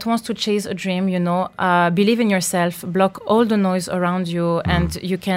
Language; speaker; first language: English; non-native, fluent; French